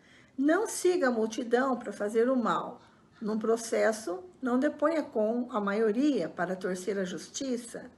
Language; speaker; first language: Portuguese; native; Portuguese